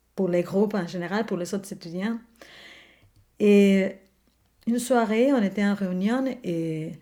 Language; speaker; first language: French; non-native, fluent; Spanish